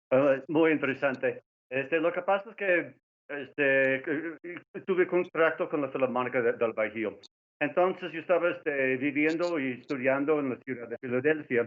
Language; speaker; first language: Spanish; non-native, fluent; English